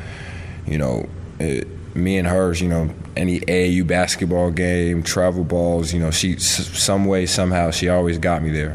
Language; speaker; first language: English; native; English